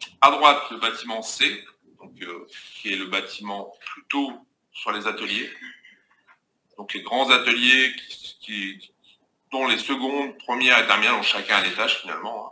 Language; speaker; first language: French; native; French